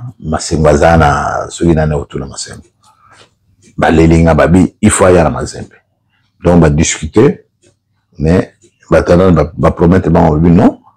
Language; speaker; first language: Lingala; non-native, local second language; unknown